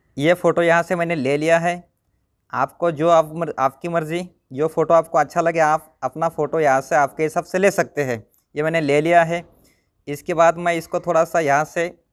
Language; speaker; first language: Hindi; non-native, local second language; Marathi